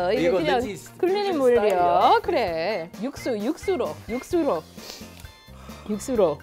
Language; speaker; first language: Korean; non-native, learner; English